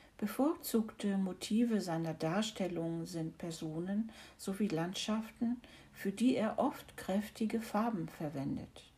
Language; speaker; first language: German; native; German